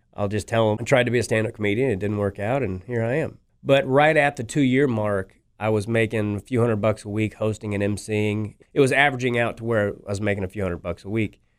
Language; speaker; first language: English; native; English